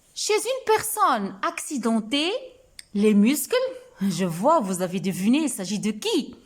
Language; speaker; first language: French; non-native, local second language; Arabic